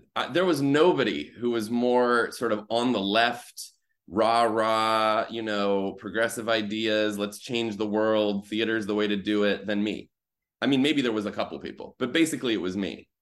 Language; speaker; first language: English; native; English